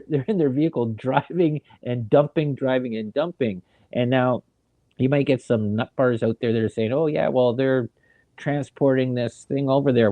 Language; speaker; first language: English; native; English